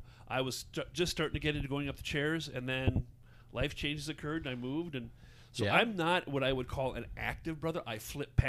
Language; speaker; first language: English; native; English